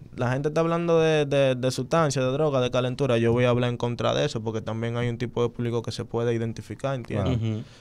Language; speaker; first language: Spanish; native; Spanish